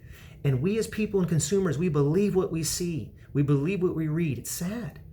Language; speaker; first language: English; native; English